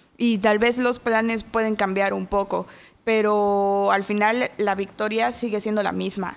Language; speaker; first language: Spanish; native; Spanish